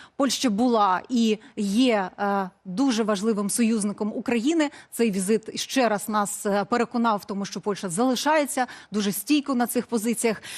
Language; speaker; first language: Ukrainian; native; Ukrainian